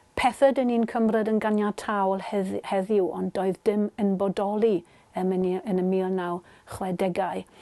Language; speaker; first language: Welsh; non-native, fluent; German